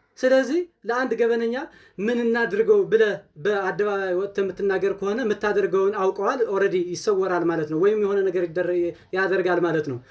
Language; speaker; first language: Amharic; non-native, local second language; Tigrinya